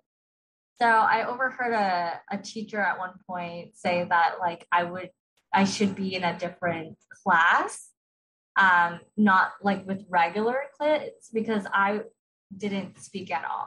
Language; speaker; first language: English; early bilingual, other home language; Iloko